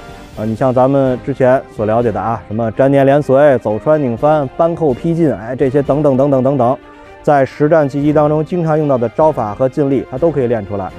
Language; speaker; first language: Chinese; native; Chinese